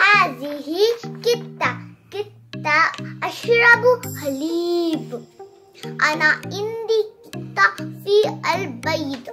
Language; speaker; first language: Arabic; non-native, learner; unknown